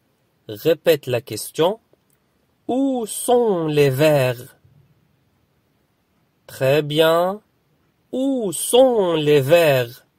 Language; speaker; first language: French; non-native, fluent; Arabic